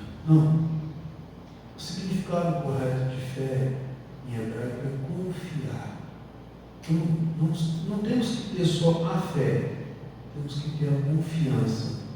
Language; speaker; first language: Portuguese; native; Portuguese